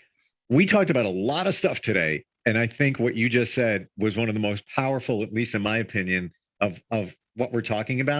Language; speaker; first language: English; native; English